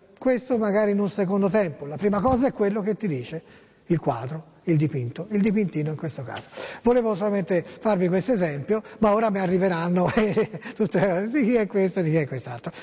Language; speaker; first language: Italian; native; Italian